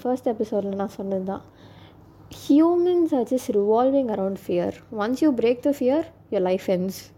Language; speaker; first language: English; non-native, local second language; Tamil